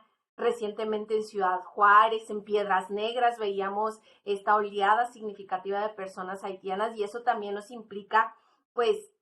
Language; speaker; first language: Spanish; native; Spanish